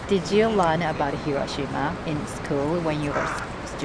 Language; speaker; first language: English; non-native, learner; Japanese